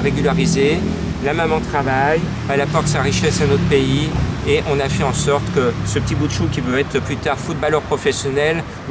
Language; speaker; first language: French; native; French